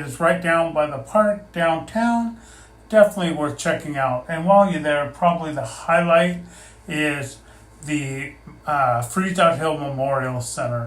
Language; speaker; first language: English; native; English